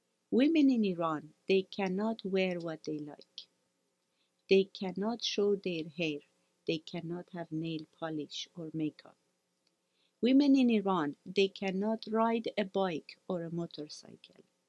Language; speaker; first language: English; non-native, fluent; Persian